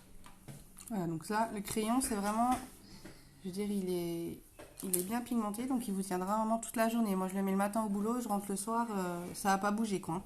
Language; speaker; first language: French; native; French